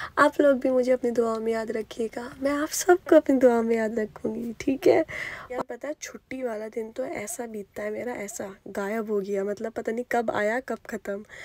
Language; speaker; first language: Hindi; native; Hindi